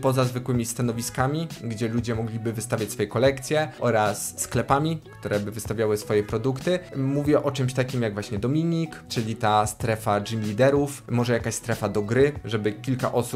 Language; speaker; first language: Polish; native; Polish